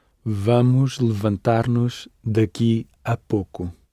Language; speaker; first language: Portuguese; non-native, learner; English